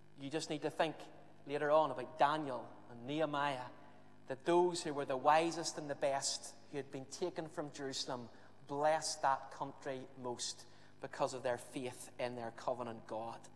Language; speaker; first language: English; native; English